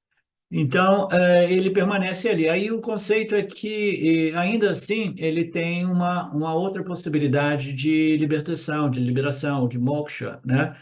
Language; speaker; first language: Portuguese; native; Portuguese